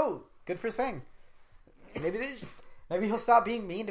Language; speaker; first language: English; native; English